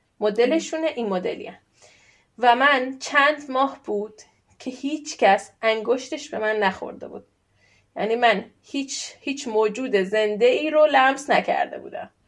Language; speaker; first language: Persian; native; Persian